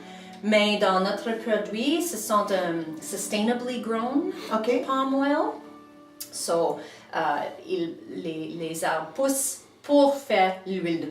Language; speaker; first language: French; non-native, local second language; English